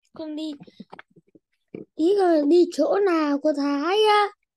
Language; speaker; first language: Chinese; non-native, learner; Vietnamese